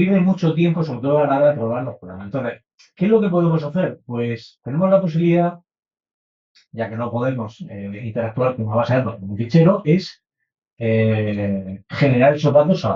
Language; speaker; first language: Spanish; native; Spanish